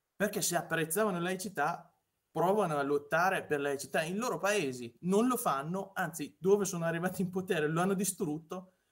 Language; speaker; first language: Italian; non-native, fluent; Persian